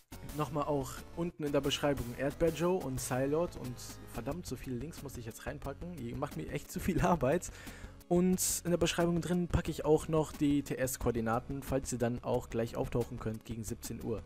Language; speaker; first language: German; native; German